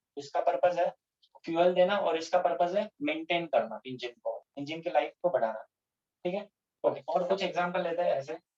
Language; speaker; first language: Hindi; non-native, local second language; Gujarati